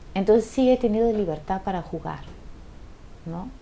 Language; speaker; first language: Spanish; non-native, fluent; Dutch